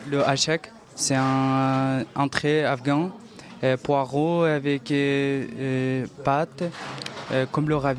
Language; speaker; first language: French; non-native, learner; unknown